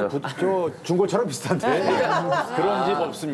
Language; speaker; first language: Korean; native; Korean